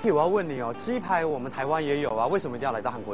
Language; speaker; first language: Chinese; native; Chinese